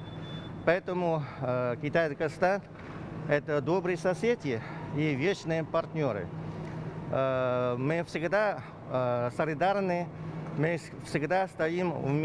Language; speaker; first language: Russian; non-native, fluent; Chinese